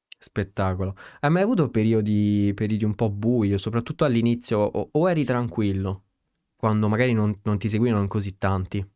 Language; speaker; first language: Italian; early bilingual, other home language; Romanian